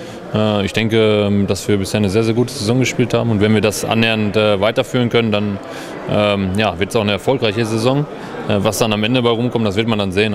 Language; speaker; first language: German; native; German